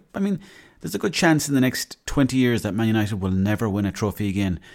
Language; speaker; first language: English; native; English